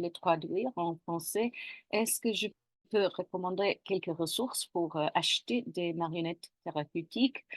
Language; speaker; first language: French; non-native, fluent; English